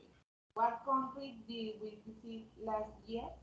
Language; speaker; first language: English; non-native, learner; Spanish